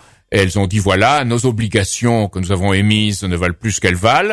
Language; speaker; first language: French; native; French